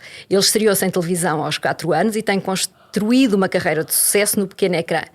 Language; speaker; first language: Portuguese; native; Portuguese